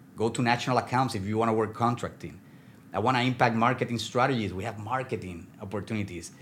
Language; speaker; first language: English; non-native, fluent; Spanish